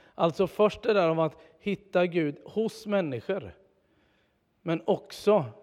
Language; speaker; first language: Swedish; native; Swedish